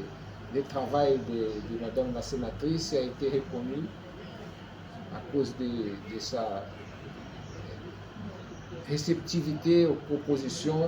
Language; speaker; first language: French; non-native, fluent; Portuguese